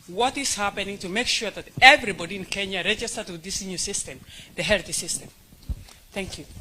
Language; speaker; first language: English; non-native, local second language; Gusii